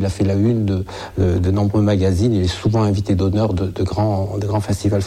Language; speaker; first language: French; native; French